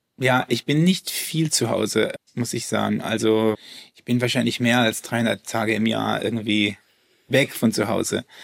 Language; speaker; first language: German; early bilingual, heritage; German